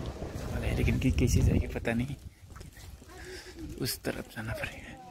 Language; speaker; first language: Hindi; non-native, local second language; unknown